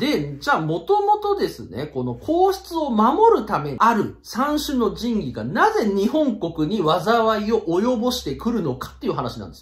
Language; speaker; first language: Japanese; native; Japanese